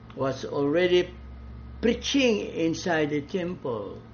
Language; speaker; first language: English; non-native, local second language; Cebuano